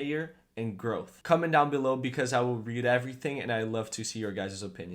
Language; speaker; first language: English; non-native, fluent; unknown